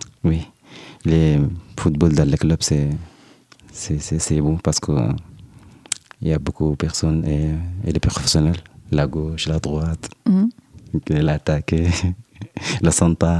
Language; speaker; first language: French; non-native, learner; Arabic